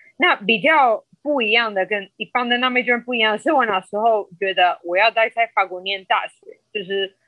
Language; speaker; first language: Chinese; non-native, fluent; Spanish